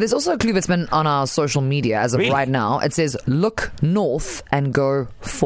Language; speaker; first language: English; native; English